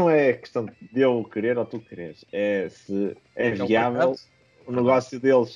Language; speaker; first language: Portuguese; native; Portuguese